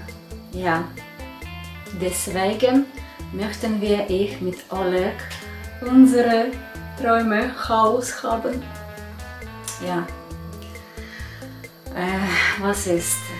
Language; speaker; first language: German; non-native, learner; Russian